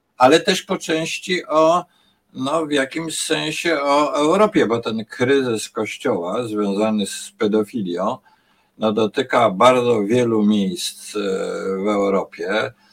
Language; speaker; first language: Polish; native; Polish